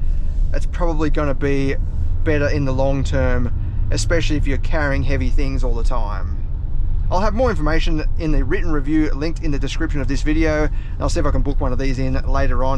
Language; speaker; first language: English; native; English